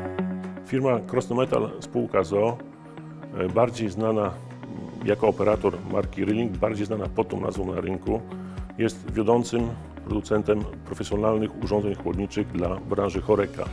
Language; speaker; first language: Polish; native; Polish